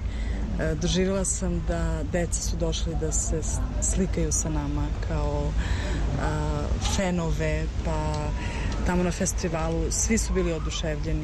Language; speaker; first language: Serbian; early bilingual, heritage; Serbian